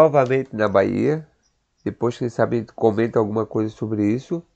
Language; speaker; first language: Portuguese; native; Portuguese